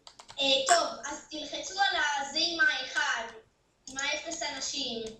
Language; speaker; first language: Hebrew; native; Hebrew